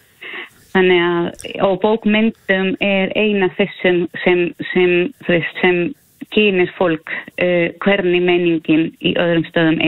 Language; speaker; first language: Icelandic; non-native, fluent; Spanish